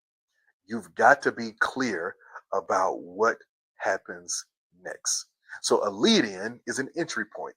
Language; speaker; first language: English; native; English